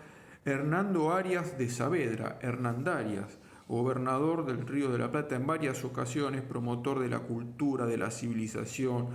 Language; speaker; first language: Spanish; native; Spanish